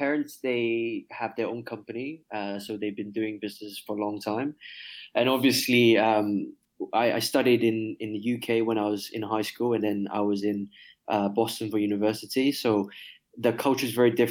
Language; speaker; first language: English; non-native, local second language; Cantonese